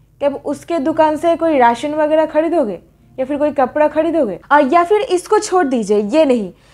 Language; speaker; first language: Hindi; native; Hindi